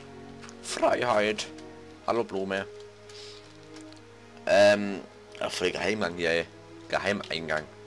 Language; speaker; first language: German; native; German